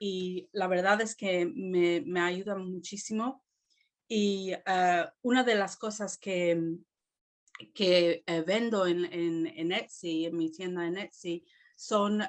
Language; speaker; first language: Spanish; non-native, fluent; English